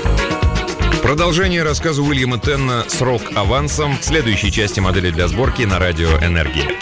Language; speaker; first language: Russian; native; Russian